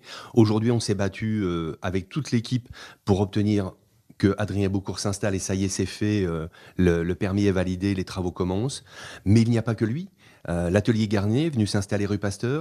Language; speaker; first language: French; native; French